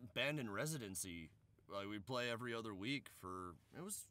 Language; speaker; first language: English; native; English